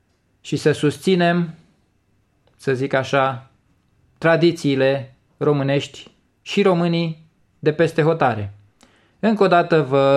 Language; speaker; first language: Romanian; native; Romanian